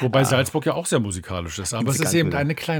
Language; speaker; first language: German; native; German